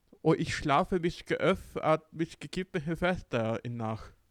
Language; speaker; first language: German; non-native, learner; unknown